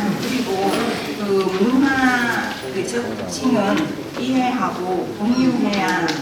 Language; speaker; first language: Korean; non-native, fluent; Vietnamese